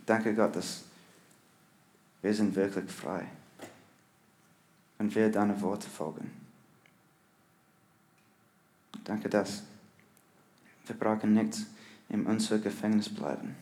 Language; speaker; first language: German; non-native, learner; English